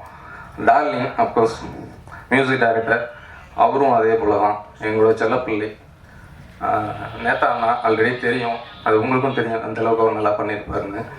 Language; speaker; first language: Tamil; native; Tamil